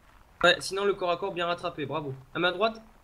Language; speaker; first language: French; native; French